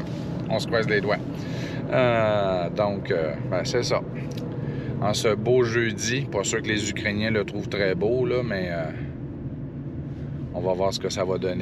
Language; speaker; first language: French; native; French